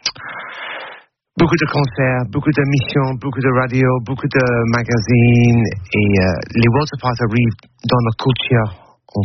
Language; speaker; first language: French; non-native, learner; English